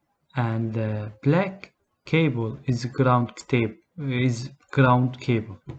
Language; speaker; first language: English; non-native, learner; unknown